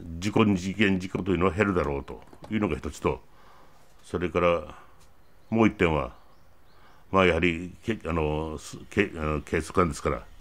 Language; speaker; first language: Japanese; native; Japanese